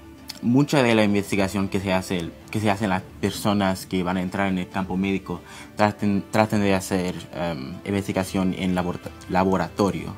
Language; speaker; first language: Spanish; non-native, fluent; English